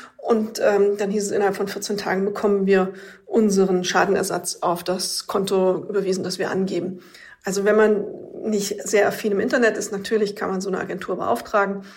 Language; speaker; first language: German; native; German